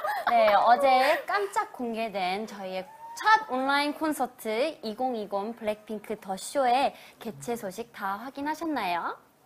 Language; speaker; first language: Korean; early bilingual, heritage; Korean